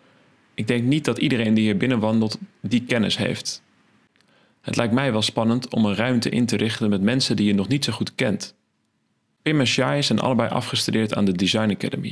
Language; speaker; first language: Dutch; native; Dutch